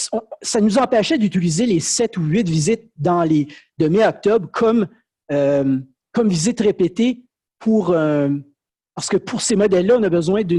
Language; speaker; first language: French; native; French